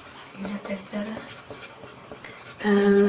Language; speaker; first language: Spanish; non-native, learner; English